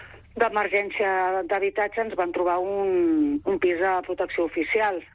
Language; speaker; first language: Catalan; non-native, local second language; Spanish